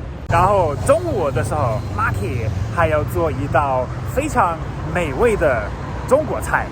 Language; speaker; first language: Chinese; non-native, fluent; German